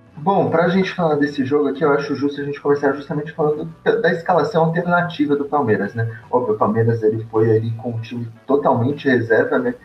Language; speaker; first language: Portuguese; native; Portuguese